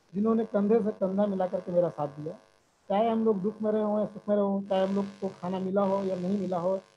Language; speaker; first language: Hindi; native; Hindi